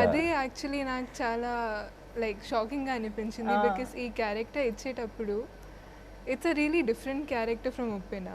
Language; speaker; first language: Telugu; non-native, fluent; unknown